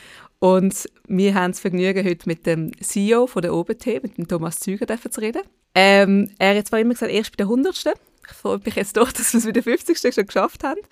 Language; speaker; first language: German; native; German